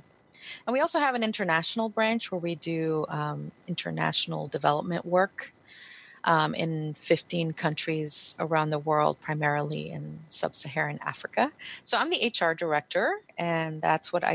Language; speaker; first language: English; early bilingual, other home language; Spanish